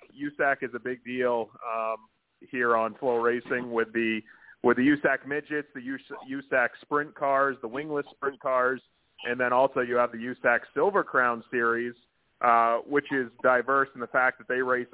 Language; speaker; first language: English; native; English